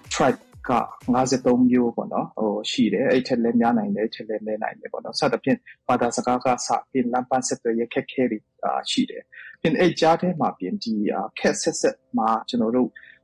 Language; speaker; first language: Burmese; non-native, local second language; Hakha Chin